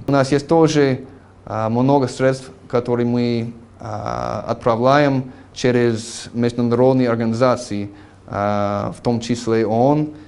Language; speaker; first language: Russian; non-native, fluent; English